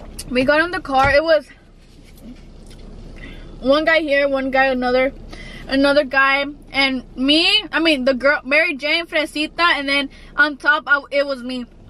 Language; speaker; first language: English; early bilingual, other home language; Spanish